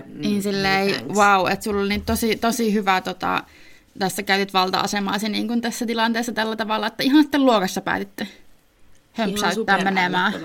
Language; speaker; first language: Finnish; native; Finnish